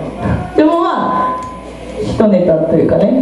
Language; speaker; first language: Japanese; native; Japanese